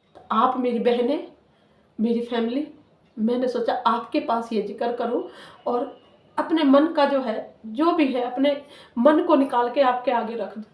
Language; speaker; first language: Hindi; native; Hindi